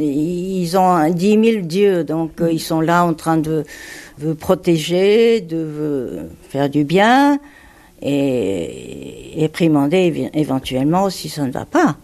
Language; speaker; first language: French; non-native, fluent; Japanese